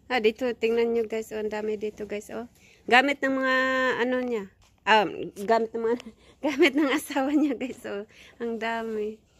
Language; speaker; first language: Filipino; native; Filipino